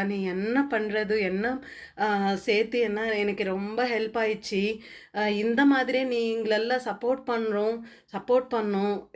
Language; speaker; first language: Tamil; non-native, learner; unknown